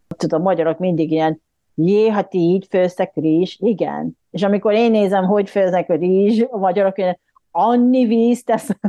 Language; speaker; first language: Hungarian; non-native, fluent; Japanese